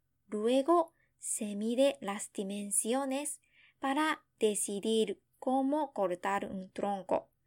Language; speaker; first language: Spanish; non-native, fluent; Japanese